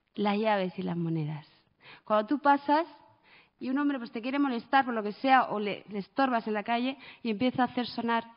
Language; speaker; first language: Spanish; early bilingual, other home language; Arabic